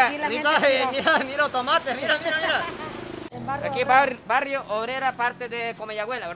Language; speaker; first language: Spanish; non-native, fluent; English